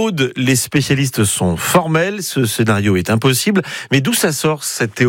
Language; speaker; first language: French; native; French